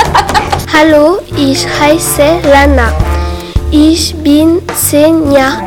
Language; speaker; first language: German; non-native, learner; French